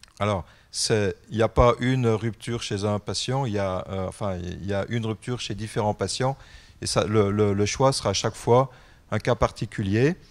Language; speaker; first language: French; native; French